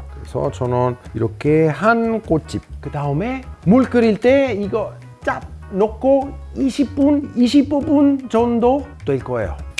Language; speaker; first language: Korean; non-native, fluent; Italian